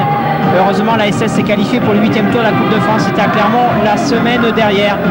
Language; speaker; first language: French; native; French